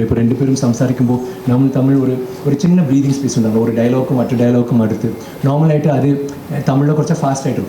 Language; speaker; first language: Malayalam; non-native, local second language; Tamil